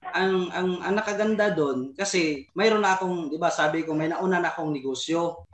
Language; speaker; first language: Filipino; non-native, local second language; Cebuano